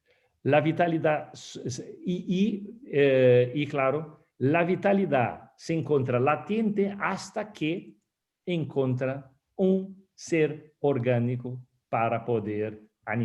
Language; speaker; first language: Spanish; non-native, fluent; Portuguese